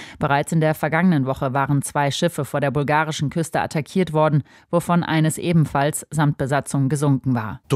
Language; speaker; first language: German; native; German